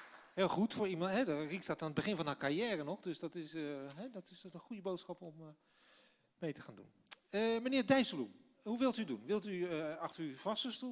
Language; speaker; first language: Dutch; native; Dutch